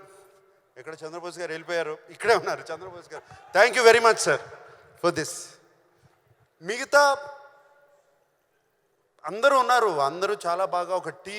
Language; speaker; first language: Telugu; native; Telugu